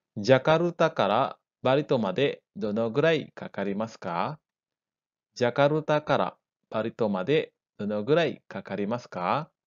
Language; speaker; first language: Japanese; non-native, fluent; Indonesian